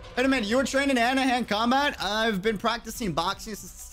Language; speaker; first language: English; native; English